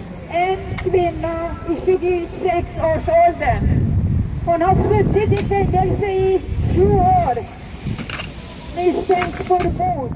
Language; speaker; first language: Swedish; non-native, fluent; Persian